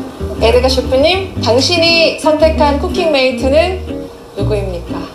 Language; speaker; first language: Korean; native; Korean